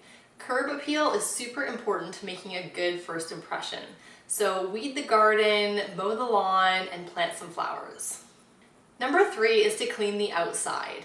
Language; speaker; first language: English; native; English